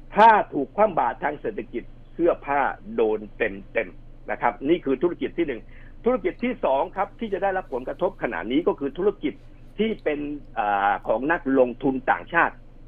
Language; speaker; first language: Thai; native; Thai